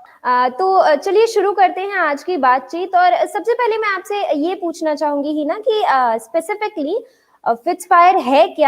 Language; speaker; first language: Hindi; native; Hindi